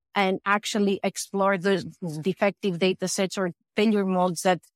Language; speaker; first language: English; non-native, fluent; Greek